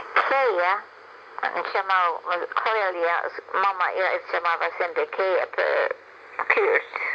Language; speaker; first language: Italian; early bilingual, heritage; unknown